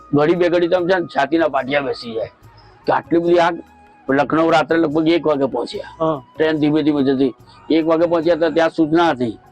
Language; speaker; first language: Gujarati; native; Gujarati